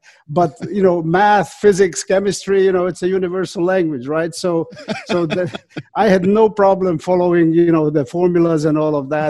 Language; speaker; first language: English; non-native, fluent; Slovak